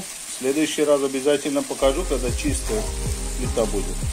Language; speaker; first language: Russian; non-native, fluent; Hindi